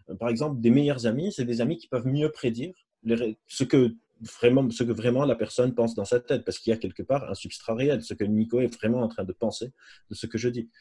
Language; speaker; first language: French; non-native, local second language; Arabic